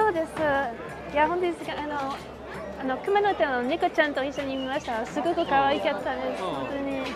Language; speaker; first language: Japanese; non-native, fluent; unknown